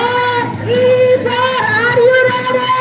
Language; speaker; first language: English; non-native, learner; Indonesian